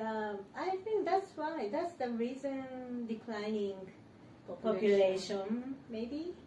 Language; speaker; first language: English; non-native, learner; Japanese